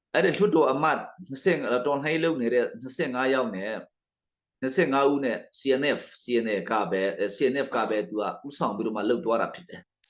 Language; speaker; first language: Burmese; non-native, local second language; Hakha Chin